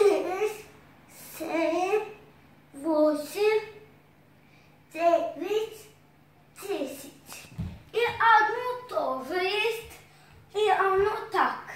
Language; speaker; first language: Russian; non-native, learner; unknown